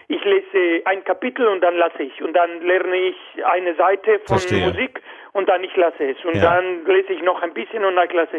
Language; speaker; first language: German; non-native, learner; Spanish